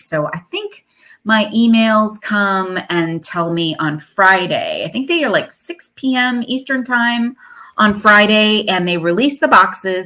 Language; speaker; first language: English; native; English